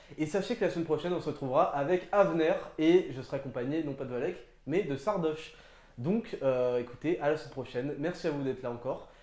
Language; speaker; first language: French; native; French